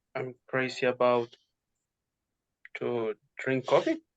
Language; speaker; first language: English; non-native, learner; Spanish